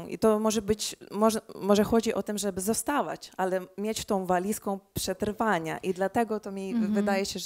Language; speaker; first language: Polish; early bilingual, heritage; Polish